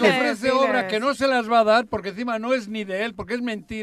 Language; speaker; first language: Spanish; native; Spanish